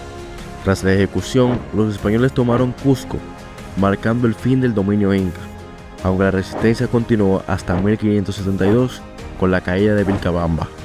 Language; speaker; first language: Spanish; native; Spanish